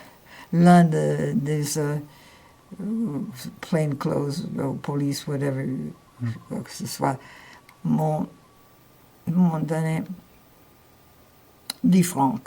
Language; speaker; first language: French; non-native, fluent; English